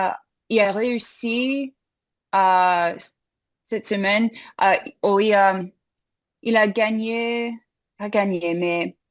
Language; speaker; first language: French; non-native, fluent; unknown